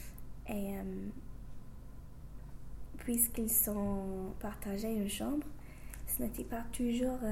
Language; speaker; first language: French; non-native, learner; English